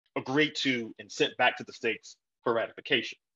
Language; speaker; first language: English; native; English